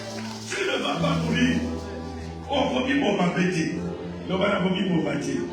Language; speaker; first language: French; non-native, local second language; Lingala